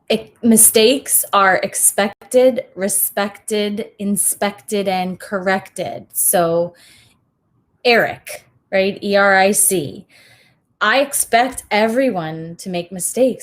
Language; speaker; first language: English; native; English